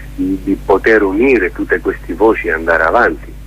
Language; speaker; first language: Italian; non-native, fluent; Greek